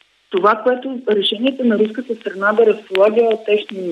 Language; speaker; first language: Bulgarian; native; Bulgarian